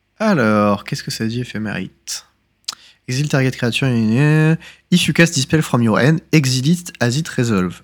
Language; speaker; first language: French; native; French